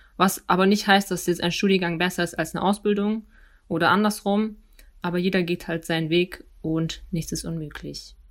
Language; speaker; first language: German; early bilingual, other home language; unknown